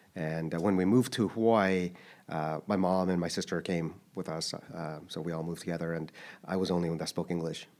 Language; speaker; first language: English; early bilingual, other home language; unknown